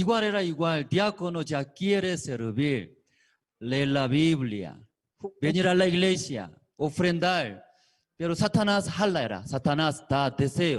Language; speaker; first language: Spanish; non-native, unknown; Korean